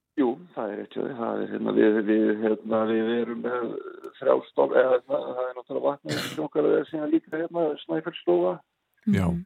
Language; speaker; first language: Icelandic; native; Icelandic